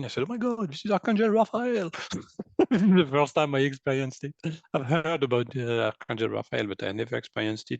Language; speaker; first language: English; non-native, fluent; French